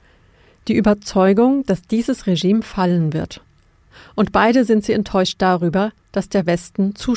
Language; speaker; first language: German; native; German